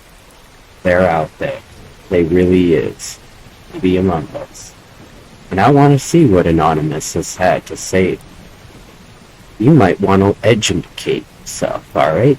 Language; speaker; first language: English; native; English